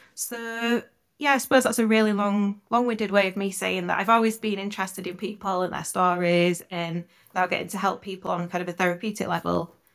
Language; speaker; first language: English; native; English